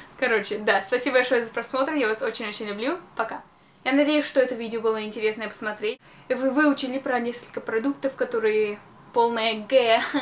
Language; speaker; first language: Russian; early bilingual, heritage; Russian